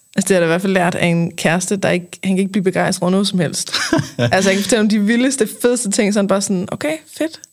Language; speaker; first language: Danish; native; Danish